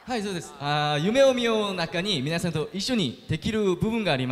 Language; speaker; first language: Japanese; non-native, learner; Korean